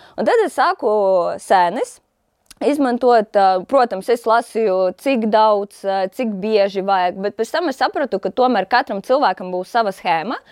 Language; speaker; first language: Latvian; non-native, local second language; Russian